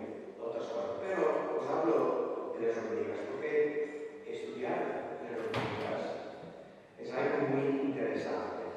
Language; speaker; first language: Spanish; non-native, fluent; Italian